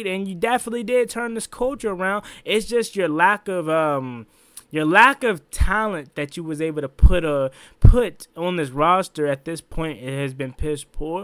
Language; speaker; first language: English; native; English